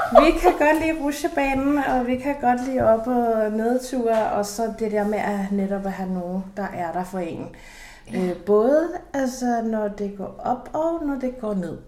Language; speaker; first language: Danish; non-native, fluent; Spanish